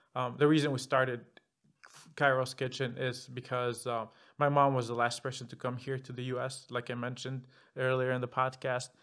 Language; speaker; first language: English; non-native, fluent; Arabic